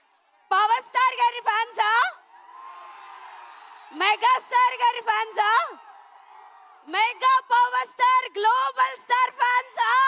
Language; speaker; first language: Telugu; native; Telugu